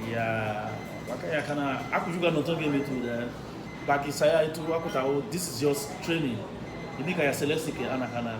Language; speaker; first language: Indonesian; non-native, fluent; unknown